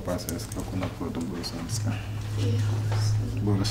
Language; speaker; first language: Swedish; non-native, learner; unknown